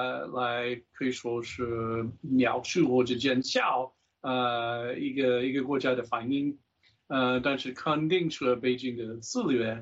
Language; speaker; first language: Chinese; non-native, fluent; English